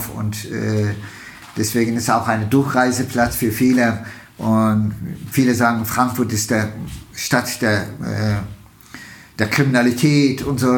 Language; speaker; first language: German; non-native, fluent; Turkish